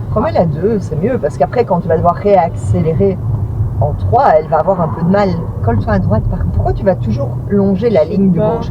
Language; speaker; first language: French; native; French